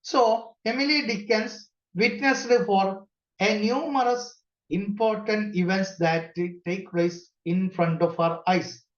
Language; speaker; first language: English; non-native, local second language; Malayalam